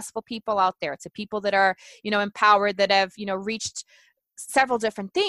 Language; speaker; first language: English; non-native, fluent; Portuguese